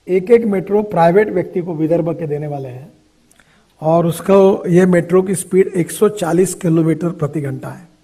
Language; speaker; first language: Hindi; non-native, local second language; Marathi